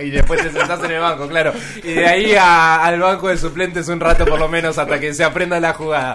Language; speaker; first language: Spanish; native; Spanish